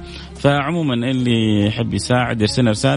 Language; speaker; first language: Arabic; native; Arabic